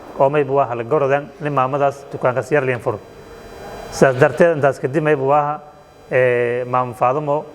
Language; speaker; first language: Somali; non-native, local second language; Maay